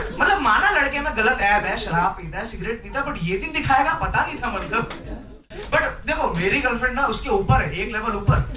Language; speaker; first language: Hindi; non-native, local second language; Bangla